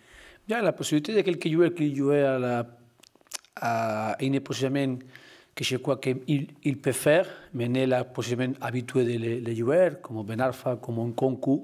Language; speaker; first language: French; non-native, learner; Spanish